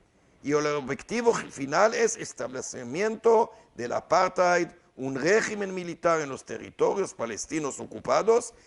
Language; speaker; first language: Spanish; non-native, learner; Hebrew